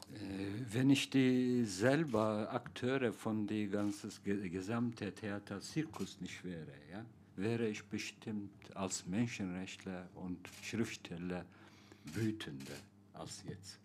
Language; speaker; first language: German; non-native, fluent; Turkish